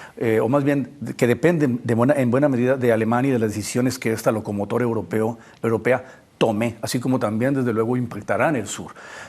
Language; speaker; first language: Spanish; native; Spanish